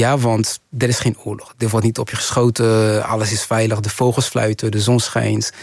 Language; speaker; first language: Dutch; early bilingual, other home language; Kinyarwanda